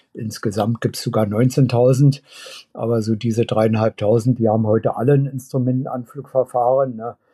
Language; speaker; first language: German; native; German